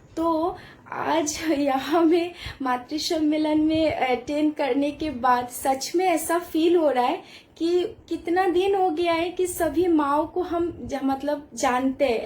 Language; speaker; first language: Hindi; non-native, local second language; Bangla